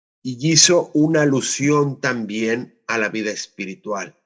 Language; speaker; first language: Spanish; native; Spanish